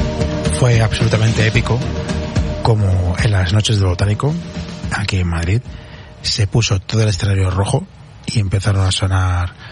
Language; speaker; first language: Spanish; native; Spanish